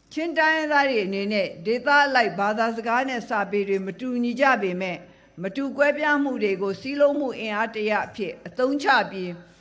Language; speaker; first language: Burmese; native; Burmese